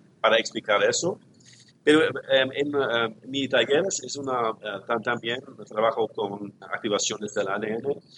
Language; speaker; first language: Spanish; non-native, learner; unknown